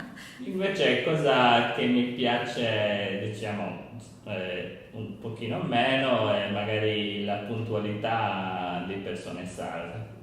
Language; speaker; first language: Italian; non-native, learner; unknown